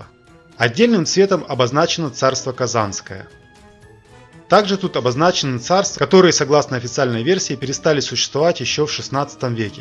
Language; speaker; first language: Russian; native; Russian